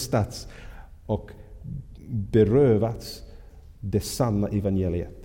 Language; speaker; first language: Swedish; non-native, fluent; English